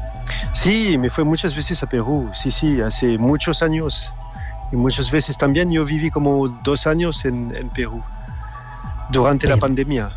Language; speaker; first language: Spanish; non-native, learner; French